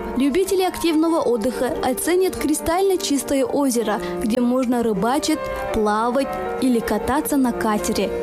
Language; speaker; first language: Russian; non-native, local second language; Tajik